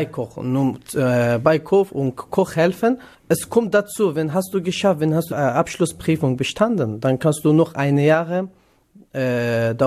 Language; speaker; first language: German; non-native, learner; Kurdish